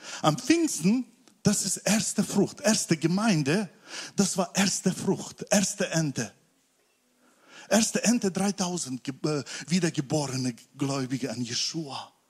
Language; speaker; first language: German; non-native, learner; Russian